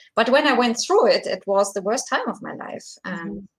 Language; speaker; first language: English; non-native, fluent; German